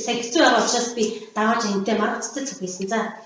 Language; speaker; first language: Mongolian; native; Mongolian